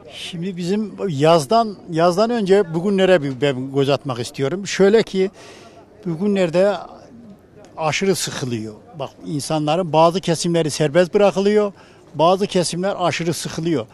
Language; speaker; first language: Turkish; native; Turkish